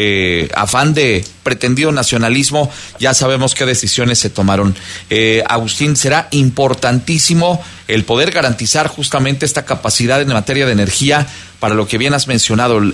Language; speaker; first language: Spanish; native; Spanish